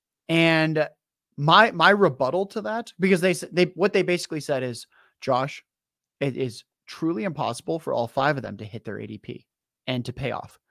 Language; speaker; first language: English; native; English